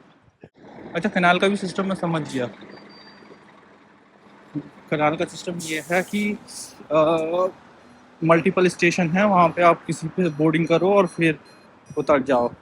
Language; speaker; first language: Hindi; native; Hindi